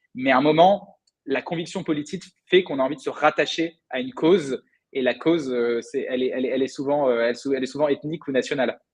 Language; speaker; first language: French; native; French